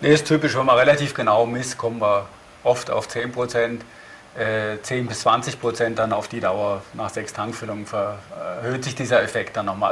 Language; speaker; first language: German; native; German